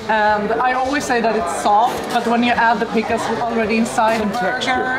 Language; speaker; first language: English; non-native, fluent; Swedish